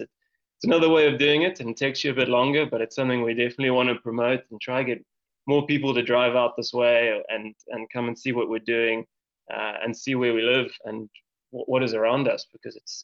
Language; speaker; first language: English; native; English